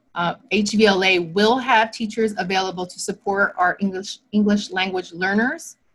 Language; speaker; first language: English; native; English